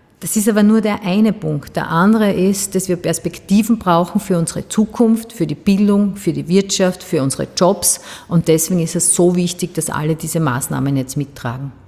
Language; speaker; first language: German; native; German